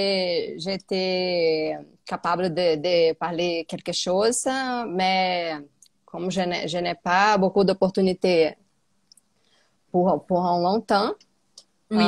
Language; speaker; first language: French; non-native, learner; Portuguese